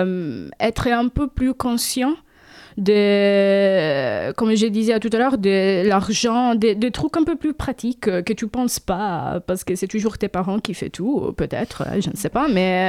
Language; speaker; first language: French; non-native, fluent; Italian